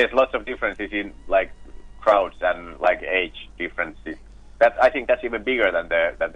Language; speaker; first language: English; non-native, fluent; Finnish